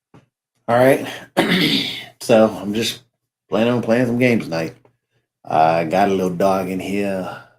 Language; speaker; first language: English; native; English